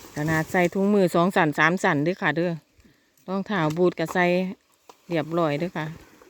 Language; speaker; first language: Thai; native; Thai